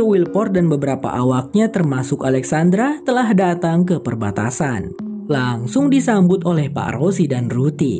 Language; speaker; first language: Indonesian; native; Indonesian